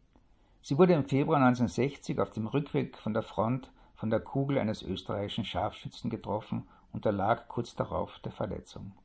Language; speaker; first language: German; native; German